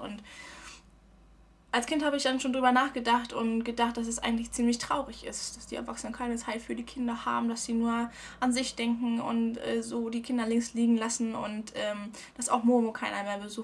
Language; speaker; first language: German; native; German